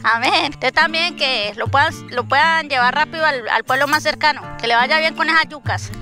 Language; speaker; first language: Spanish; native; Spanish